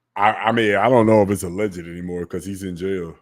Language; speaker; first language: English; native; English